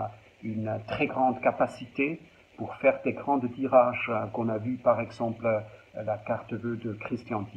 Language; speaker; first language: French; non-native, local second language; German